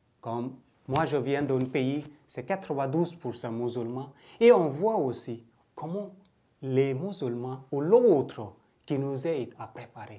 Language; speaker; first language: French; non-native, fluent; Bangla